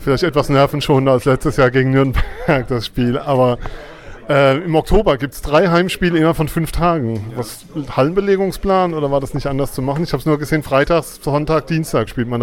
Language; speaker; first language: German; native; German